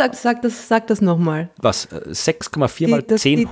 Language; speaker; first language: German; native; German